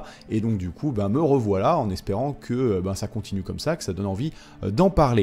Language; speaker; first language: French; native; French